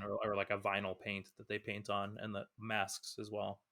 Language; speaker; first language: English; native; English